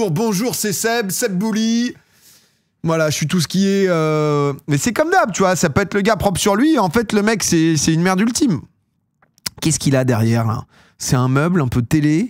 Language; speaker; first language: French; native; French